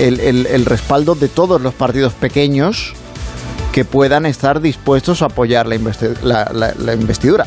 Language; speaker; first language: Spanish; native; Spanish